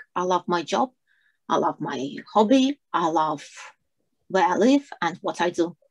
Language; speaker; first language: English; non-native, fluent; Russian